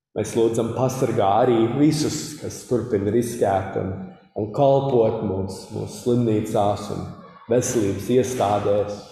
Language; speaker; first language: Latvian; early bilingual, heritage; Latvian